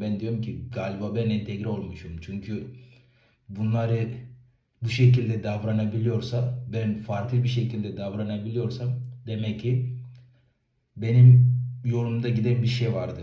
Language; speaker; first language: Turkish; non-native, fluent; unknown